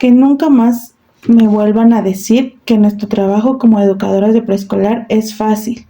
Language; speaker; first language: Spanish; native; Spanish